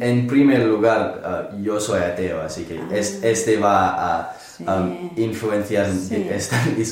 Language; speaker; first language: Spanish; non-native, learner; English